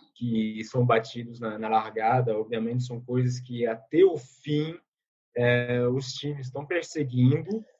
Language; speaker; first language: Portuguese; non-native, fluent; French